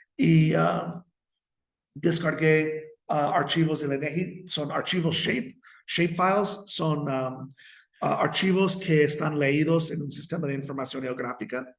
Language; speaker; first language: Spanish; non-native, fluent; English